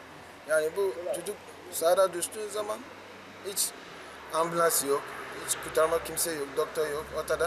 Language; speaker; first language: Turkish; non-native, learner; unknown